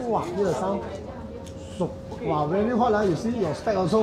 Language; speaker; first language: English; non-native, local second language; Chinese